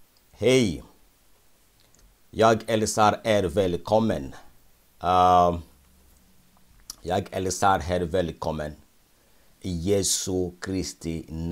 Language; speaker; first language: Swedish; non-native, fluent; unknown